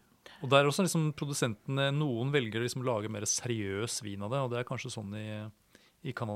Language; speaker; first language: Norwegian; native; Norwegian